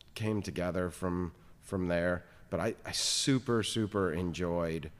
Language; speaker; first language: English; native; English